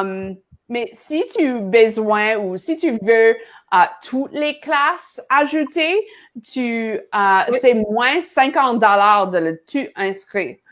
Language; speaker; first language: French; non-native, learner; English